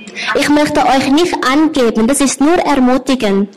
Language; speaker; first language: German; non-native, learner; Thai